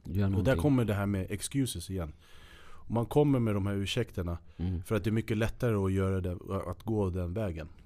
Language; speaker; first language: Swedish; native; Swedish